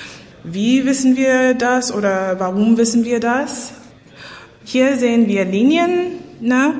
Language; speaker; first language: German; non-native, learner; English